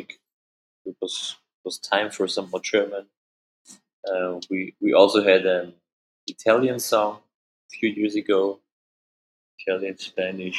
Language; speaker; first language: English; non-native, fluent; German